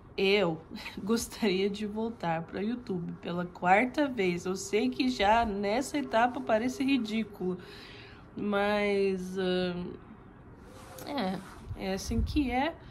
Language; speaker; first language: Portuguese; non-native, fluent; Russian